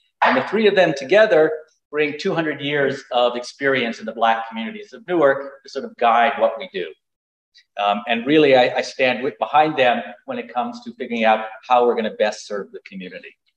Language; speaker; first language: English; native; English